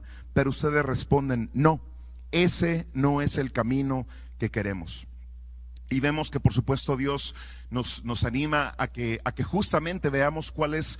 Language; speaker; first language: Spanish; native; Spanish